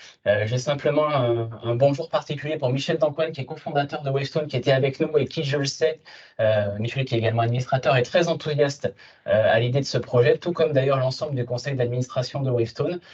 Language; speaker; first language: French; native; French